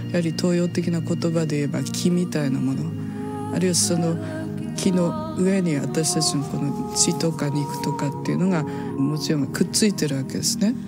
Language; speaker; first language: Japanese; native; Japanese